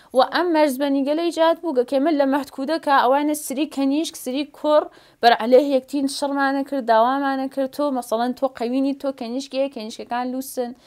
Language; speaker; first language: Central Kurdish; native; Central Kurdish